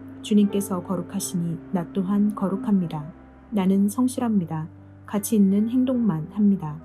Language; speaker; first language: Korean; native; Korean